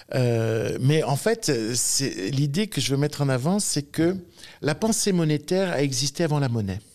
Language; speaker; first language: French; native; French